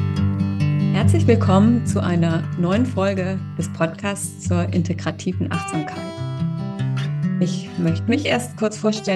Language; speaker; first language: German; native; German